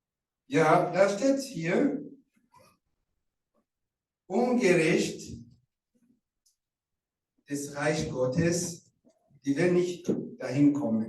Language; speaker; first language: German; non-native, learner; Rundi